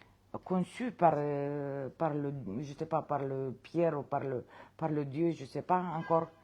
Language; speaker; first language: French; non-native, fluent; Romanian